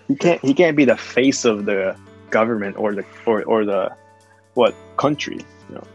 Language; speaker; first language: English; non-native, fluent; Japanese